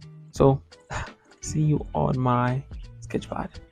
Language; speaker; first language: English; non-native, local second language; Yoruba